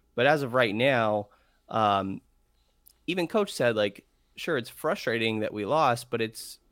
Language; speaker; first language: English; native; English